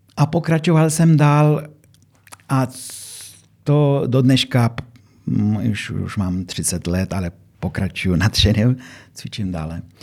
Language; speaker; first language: Czech; non-native, fluent; Romanian